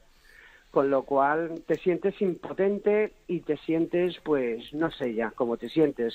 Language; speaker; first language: Spanish; native; Spanish